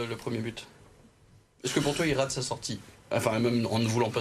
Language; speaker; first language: French; native; French